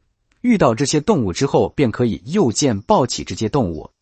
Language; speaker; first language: Chinese; native; Chinese